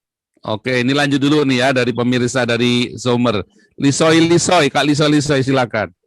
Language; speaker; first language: Indonesian; native; Indonesian